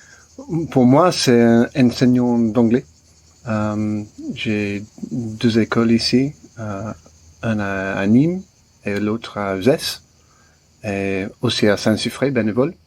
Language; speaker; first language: French; non-native, learner; English